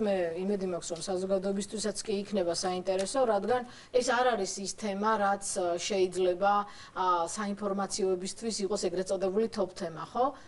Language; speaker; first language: Georgian; native; Georgian